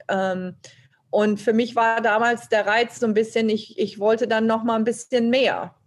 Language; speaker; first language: German; native; German